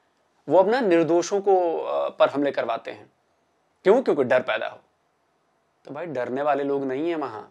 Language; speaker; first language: Hindi; native; Hindi